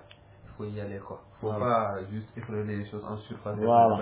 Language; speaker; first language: French; non-native, local second language; Wolof